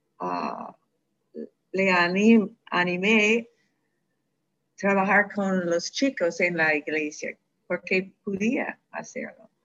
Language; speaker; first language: Spanish; non-native, fluent; English